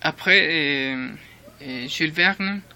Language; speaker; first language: French; non-native, learner; Spanish